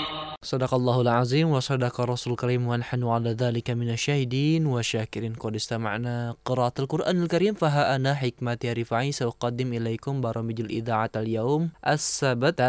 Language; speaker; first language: Arabic; non-native, fluent; Indonesian